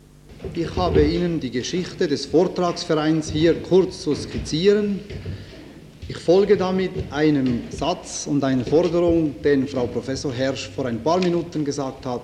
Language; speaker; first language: German; native; German